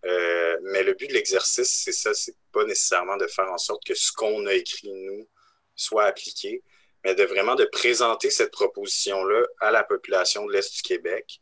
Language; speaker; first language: French; native; French